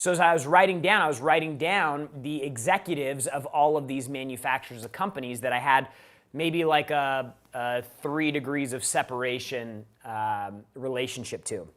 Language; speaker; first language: English; native; English